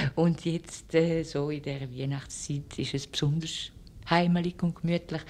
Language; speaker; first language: German; early bilingual, other home language; French